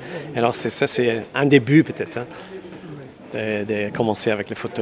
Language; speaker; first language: French; non-native, local second language; Luxembourgish